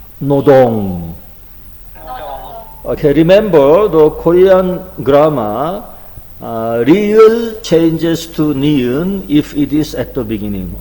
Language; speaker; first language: English; non-native, fluent; Korean